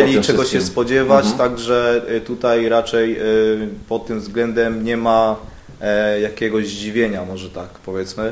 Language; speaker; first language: Polish; native; Polish